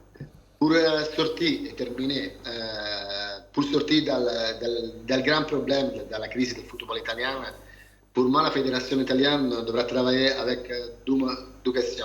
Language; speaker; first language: French; non-native, learner; Italian